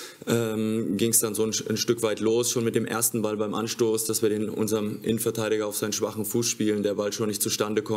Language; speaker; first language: German; native; German